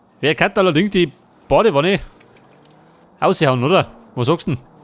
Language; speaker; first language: German; native; German